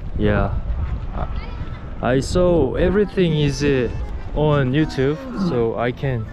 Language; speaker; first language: English; non-native, learner; Korean